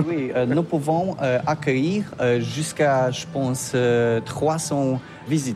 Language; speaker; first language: French; non-native, learner; Polish